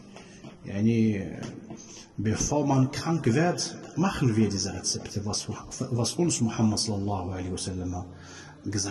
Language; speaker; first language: German; non-native, fluent; Arabic